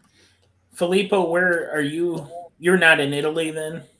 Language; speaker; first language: English; native; English